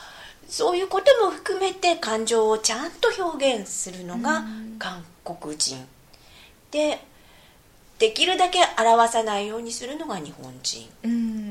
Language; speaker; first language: Japanese; native; Japanese